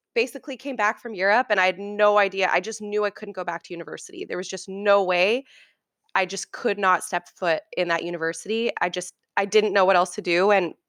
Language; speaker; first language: English; native; English